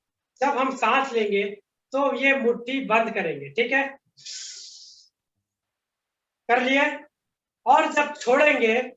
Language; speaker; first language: Hindi; native; Hindi